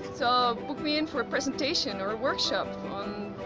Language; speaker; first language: English; non-native, fluent; Dutch